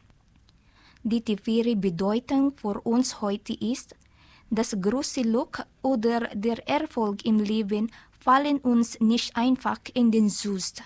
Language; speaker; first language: German; non-native, learner; Filipino